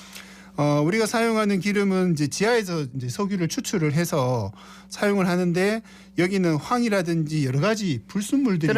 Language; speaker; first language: Korean; native; Korean